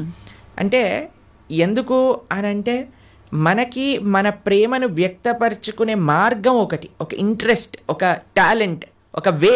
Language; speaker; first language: Telugu; native; Telugu